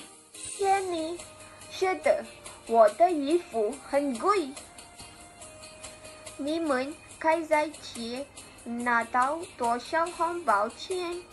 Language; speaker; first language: Chinese; non-native, learner; Malay